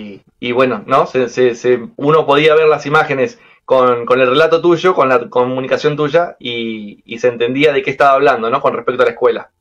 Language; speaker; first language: Spanish; native; Spanish